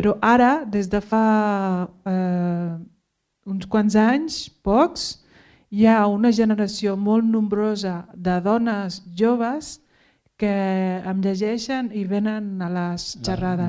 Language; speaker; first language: Catalan; early bilingual, other home language; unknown